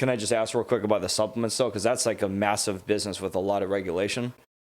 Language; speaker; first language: English; native; English